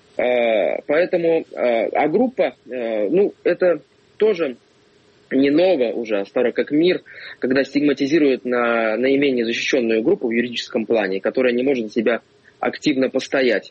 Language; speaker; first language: Russian; native; Russian